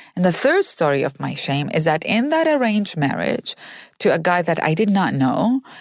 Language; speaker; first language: English; non-native, fluent; Arabic